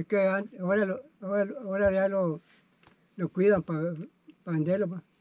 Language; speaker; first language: Spanish; native; Spanish